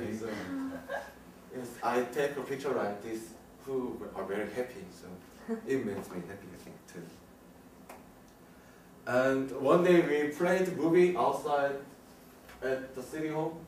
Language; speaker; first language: English; non-native, learner; Korean